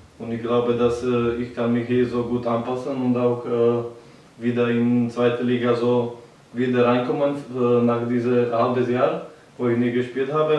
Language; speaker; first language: German; non-native, fluent; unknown